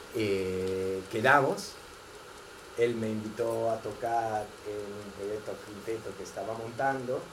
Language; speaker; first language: Spanish; non-native, fluent; Italian